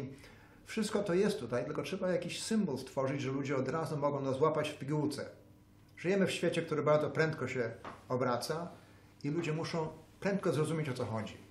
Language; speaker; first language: Polish; early bilingual, heritage; Polish